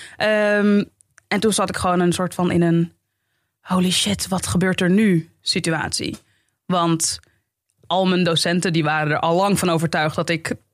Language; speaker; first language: Dutch; native; Dutch